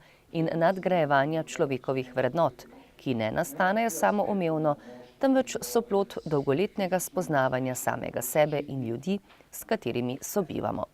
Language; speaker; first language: Slovenian; native; Slovenian